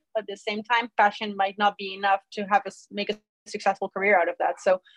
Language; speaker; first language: English; non-native, fluent; Dutch